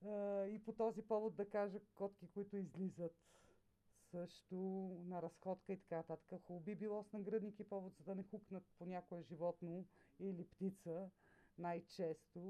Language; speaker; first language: Bulgarian; native; Bulgarian